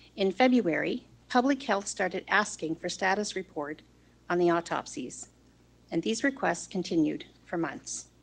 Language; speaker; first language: English; native; English